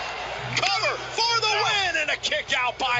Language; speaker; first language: English; native; English